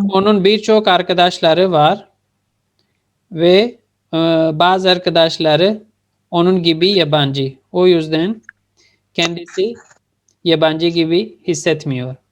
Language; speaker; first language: Turkish; non-native, fluent; Urdu